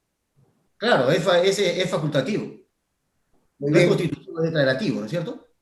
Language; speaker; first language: Spanish; native; Spanish